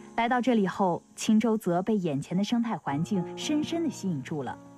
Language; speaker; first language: Chinese; native; Chinese